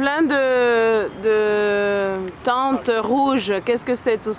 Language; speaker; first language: French; non-native, fluent; Spanish